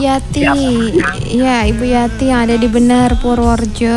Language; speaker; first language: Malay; non-native, local second language; Javanese